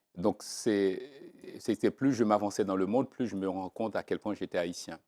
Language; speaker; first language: French; non-native, local second language; Haitian Creole